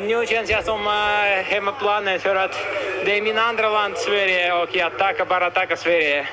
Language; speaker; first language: Swedish; non-native, learner; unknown